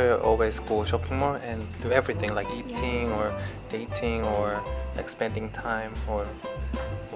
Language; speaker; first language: English; non-native, learner; Korean